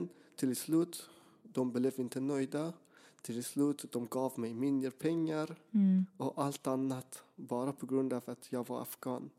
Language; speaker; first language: Swedish; non-native, fluent; Persian